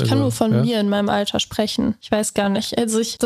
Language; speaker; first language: German; native; German